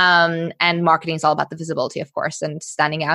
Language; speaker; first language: English; native; English